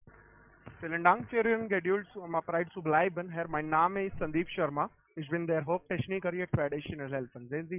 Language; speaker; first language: German; non-native, learner; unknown